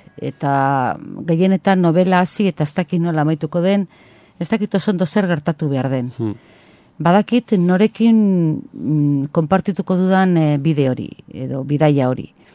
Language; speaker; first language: Basque; non-native, local second language; Spanish